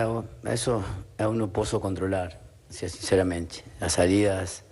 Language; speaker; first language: Portuguese; non-native, learner; Spanish